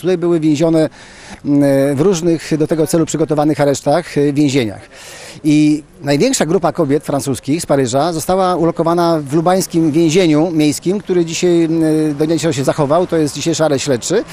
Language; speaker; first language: Polish; native; Polish